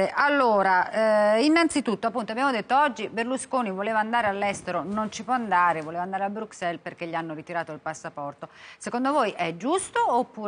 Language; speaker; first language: Italian; native; Italian